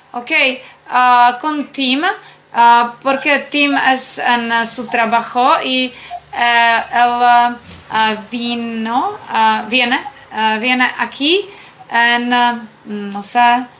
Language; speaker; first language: Spanish; non-native, learner; Czech